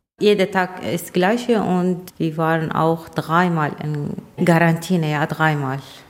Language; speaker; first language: German; non-native, learner; Arabic